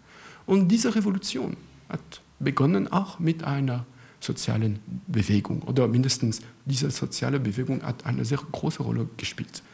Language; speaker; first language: German; non-native, fluent; French